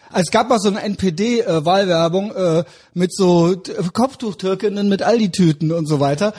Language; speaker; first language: German; native; German